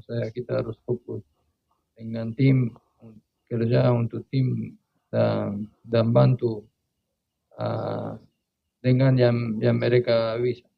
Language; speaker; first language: Indonesian; non-native, fluent; Spanish